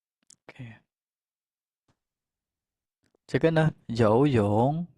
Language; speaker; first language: Chinese; non-native, fluent; Khmer